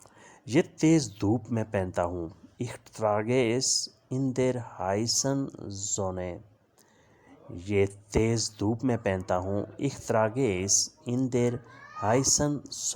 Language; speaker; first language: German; non-native, learner; Urdu